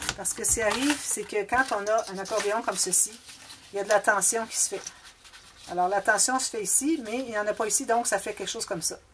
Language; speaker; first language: French; native; French